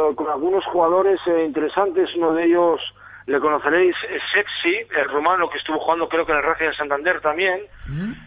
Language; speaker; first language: Spanish; non-native, fluent; German